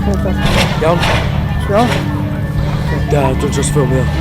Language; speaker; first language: Welsh; non-native, learner; English